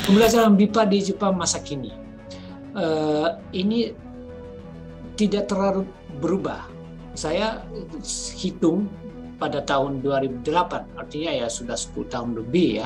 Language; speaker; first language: Indonesian; non-native, fluent; Japanese